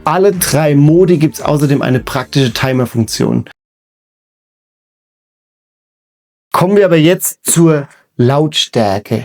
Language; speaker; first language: German; native; German